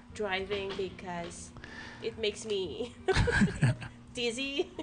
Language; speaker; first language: English; non-native, local second language; Iloko